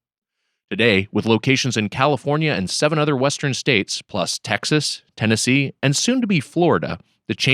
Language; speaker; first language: English; native; English